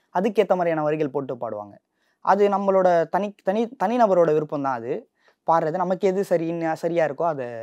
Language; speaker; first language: Tamil; native; Tamil